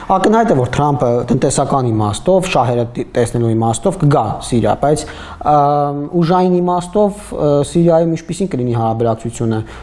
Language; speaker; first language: Armenian; native; Armenian